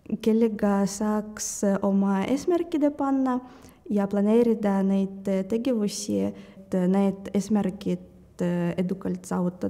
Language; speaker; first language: Estonian; non-native, local second language; Russian